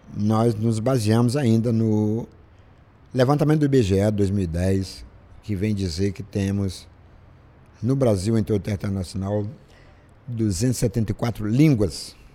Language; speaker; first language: Portuguese; non-native, local second language; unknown